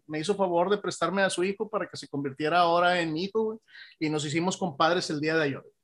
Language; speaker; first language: Spanish; native; Spanish